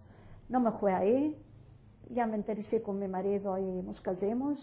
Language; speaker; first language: Spanish; early bilingual, heritage; Ladino